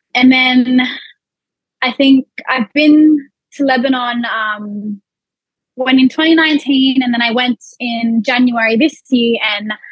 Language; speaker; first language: English; early bilingual, other home language; Arabic